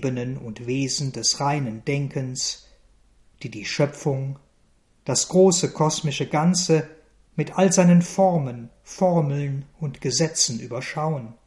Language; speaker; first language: German; native; German